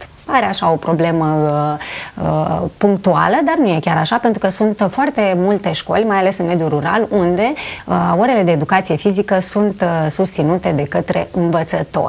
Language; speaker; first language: Romanian; native; Romanian